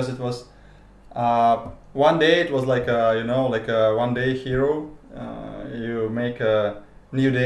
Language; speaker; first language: English; non-native, learner; Russian